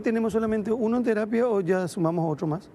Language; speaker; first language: Spanish; native; Spanish